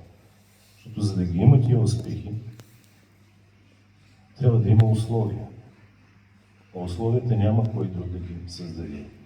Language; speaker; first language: Bulgarian; native; Bulgarian